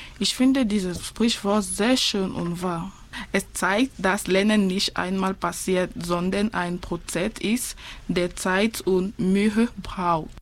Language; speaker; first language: German; non-native, fluent; French